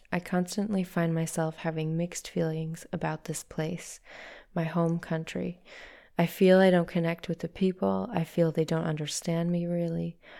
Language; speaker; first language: English; early bilingual, other home language; Danish